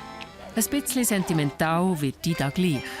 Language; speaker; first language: German; native; German